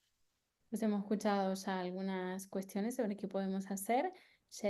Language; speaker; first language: Spanish; native; Spanish